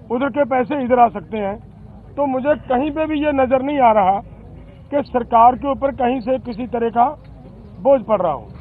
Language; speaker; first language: Hindi; non-native, local second language; Punjabi